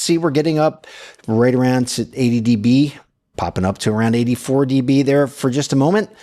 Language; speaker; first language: English; native; English